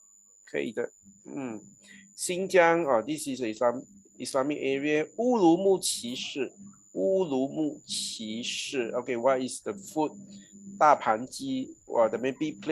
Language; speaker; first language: English; non-native, local second language; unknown